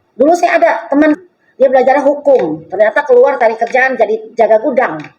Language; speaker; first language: Indonesian; non-native, local second language; Chinese